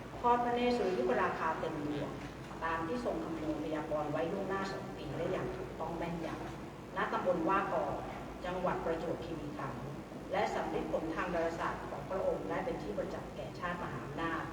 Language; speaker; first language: Thai; native; Thai